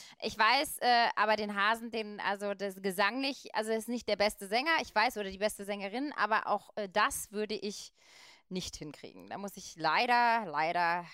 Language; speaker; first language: German; native; German